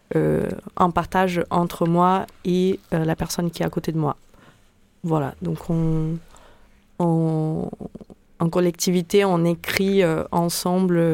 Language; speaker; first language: French; non-native, fluent; Portuguese